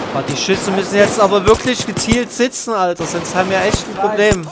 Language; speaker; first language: German; native; German